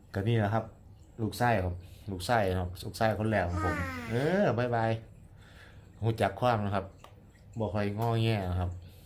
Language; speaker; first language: Thai; native; Thai